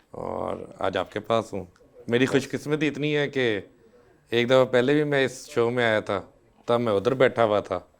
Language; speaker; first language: Urdu; non-native, local second language; Punjabi